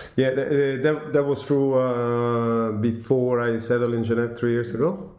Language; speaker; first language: English; non-native, fluent; Italian